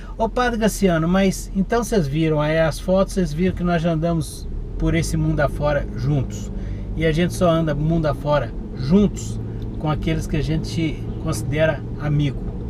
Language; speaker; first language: Portuguese; native; Portuguese